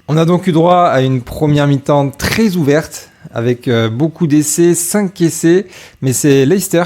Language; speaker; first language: French; native; French